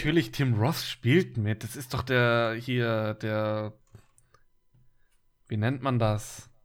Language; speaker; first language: German; native; German